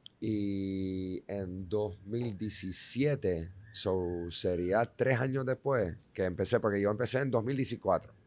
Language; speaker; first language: Spanish; non-native, fluent; Dutch